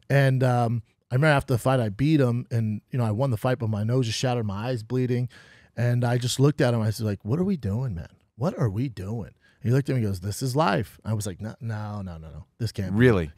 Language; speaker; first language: English; native; English